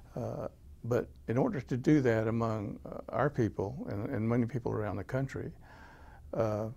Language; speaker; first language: English; native; English